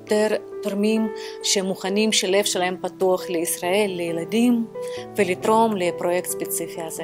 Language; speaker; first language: Hebrew; non-native, fluent; Russian